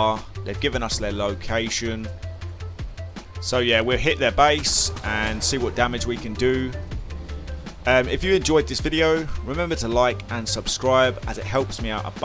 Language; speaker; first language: English; native; English